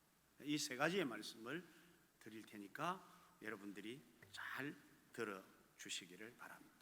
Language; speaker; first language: Korean; native; Korean